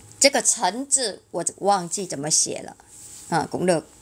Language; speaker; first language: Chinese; non-native, learner; Vietnamese